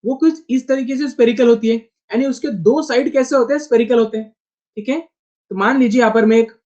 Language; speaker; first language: Hindi; non-native, local second language; Marathi